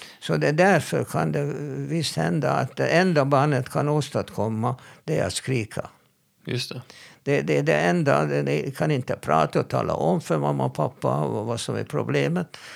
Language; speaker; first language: Swedish; non-native, fluent; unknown